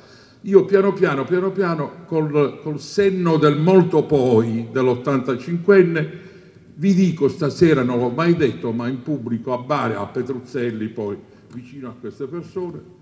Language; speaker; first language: Italian; native; Italian